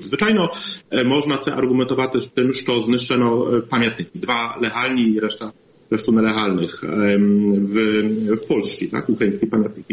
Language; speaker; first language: Polish; non-native, learner; Ukrainian